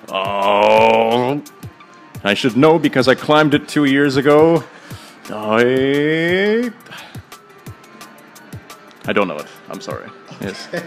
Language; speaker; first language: English; native; English